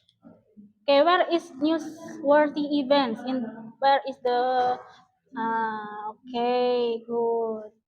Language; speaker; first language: English; non-native, learner; Indonesian